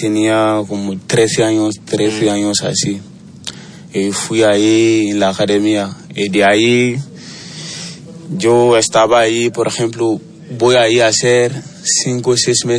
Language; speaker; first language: Spanish; non-native, learner; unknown